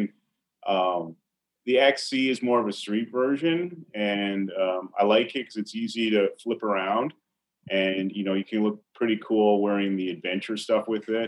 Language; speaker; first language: English; native; English